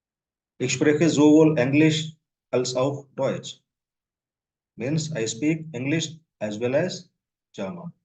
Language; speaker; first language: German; non-native, fluent; Hindi